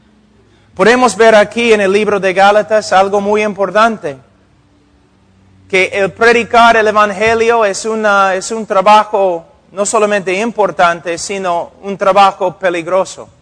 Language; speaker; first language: Spanish; non-native, fluent; English